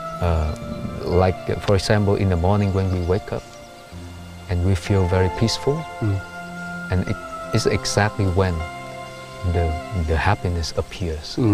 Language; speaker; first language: English; non-native, learner; Japanese